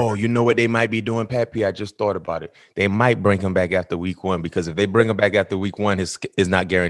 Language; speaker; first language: English; native; English